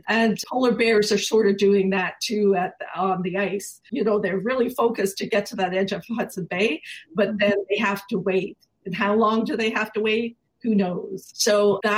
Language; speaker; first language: English; native; English